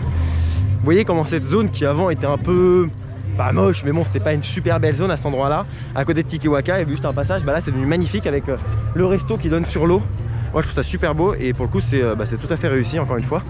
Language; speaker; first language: French; native; French